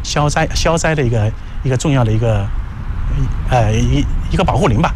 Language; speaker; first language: Chinese; native; Chinese